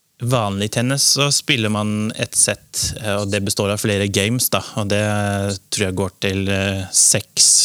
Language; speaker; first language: Norwegian; non-native, fluent; Dutch